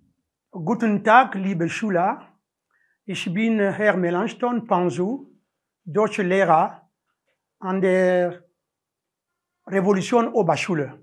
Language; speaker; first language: German; non-native, learner; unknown